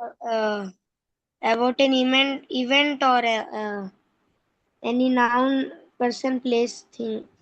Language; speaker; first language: English; non-native, learner; Hindi